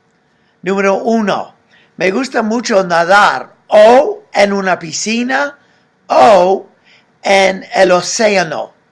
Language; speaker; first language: Spanish; non-native, fluent; English